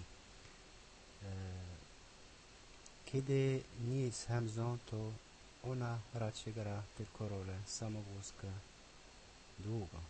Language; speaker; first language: Polish; non-native, learner; Arabic